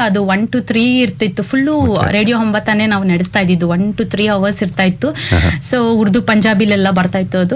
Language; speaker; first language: Kannada; native; Kannada